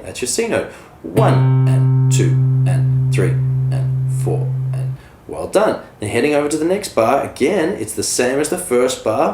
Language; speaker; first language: English; native; English